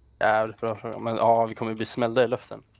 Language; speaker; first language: Swedish; native; Swedish